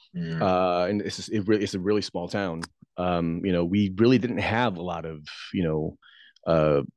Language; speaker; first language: English; non-native, local second language; Filipino